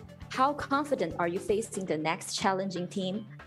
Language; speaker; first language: English; non-native, fluent; Chinese